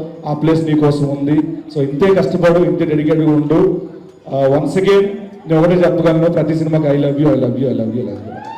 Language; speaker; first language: Telugu; native; Telugu